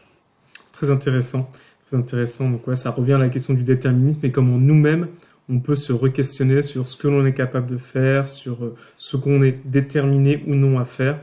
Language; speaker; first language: French; native; French